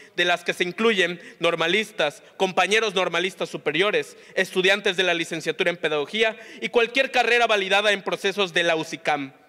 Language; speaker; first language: Spanish; native; Spanish